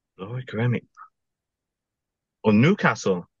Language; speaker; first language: German; non-native, learner; English